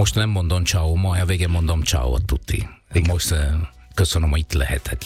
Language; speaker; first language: Hungarian; non-native, learner; Italian